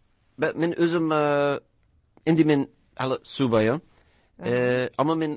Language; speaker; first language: Turkish; non-native, learner; English